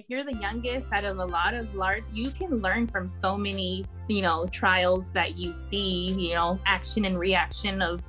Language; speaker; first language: English; native; English